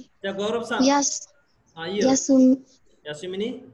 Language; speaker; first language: Japanese; non-native, fluent; Nepali